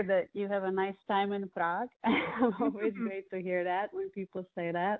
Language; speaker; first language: English; non-native, fluent; Czech